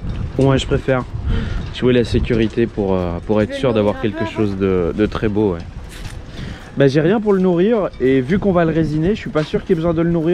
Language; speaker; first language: French; native; French